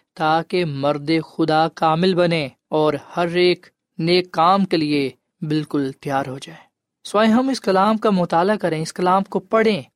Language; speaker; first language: Urdu; non-native, local second language; Punjabi